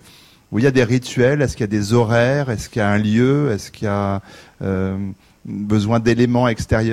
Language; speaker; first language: French; native; French